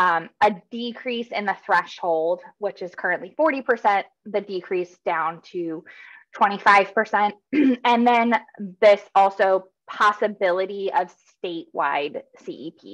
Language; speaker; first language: English; native; English